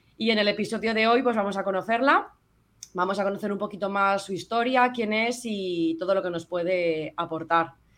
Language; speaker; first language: Spanish; native; Spanish